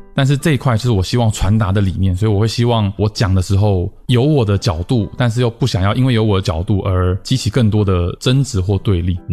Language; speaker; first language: Chinese; native; Chinese